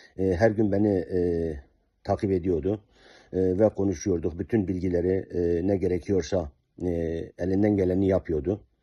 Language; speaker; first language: Turkish; native; Turkish